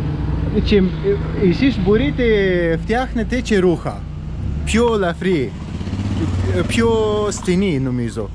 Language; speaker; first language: Greek; non-native, learner; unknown